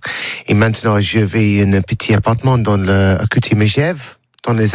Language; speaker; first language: French; non-native, learner; English